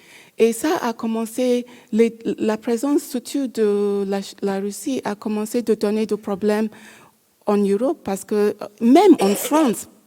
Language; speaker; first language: French; non-native, learner; English